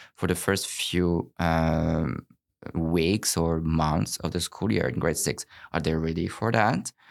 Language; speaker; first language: English; non-native, fluent; French